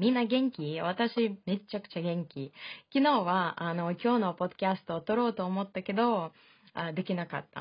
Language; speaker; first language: Japanese; non-native, fluent; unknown